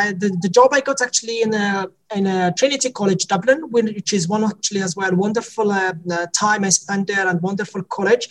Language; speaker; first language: English; non-native, fluent; Arabic